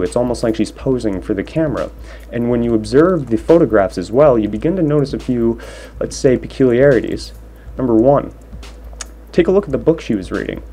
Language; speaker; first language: English; native; English